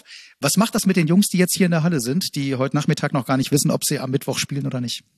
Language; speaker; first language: German; native; German